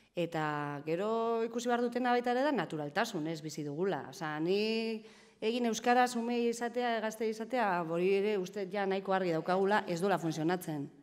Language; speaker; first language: Basque; native; Basque